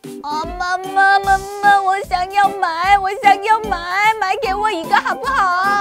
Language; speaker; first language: Chinese; non-native, fluent; Korean